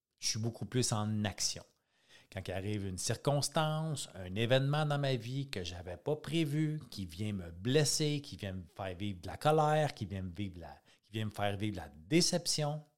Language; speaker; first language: French; native; French